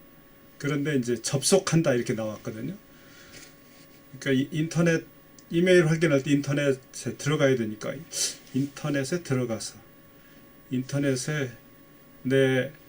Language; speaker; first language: Korean; native; Korean